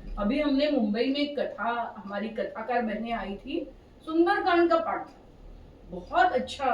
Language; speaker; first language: Hindi; non-native, local second language; Marathi